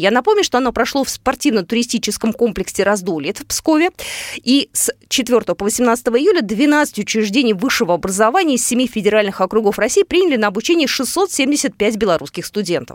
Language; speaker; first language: Russian; native; Russian